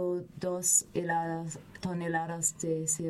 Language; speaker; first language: Spanish; non-native, learner; German